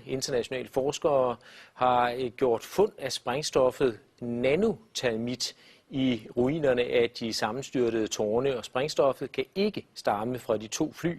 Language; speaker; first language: Danish; native; Danish